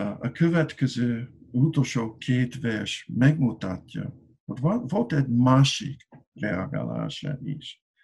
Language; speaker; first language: Hungarian; non-native, learner; English